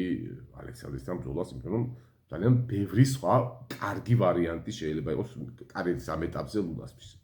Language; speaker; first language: Georgian; native; Georgian